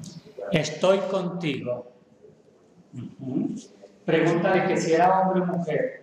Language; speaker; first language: Spanish; native; Spanish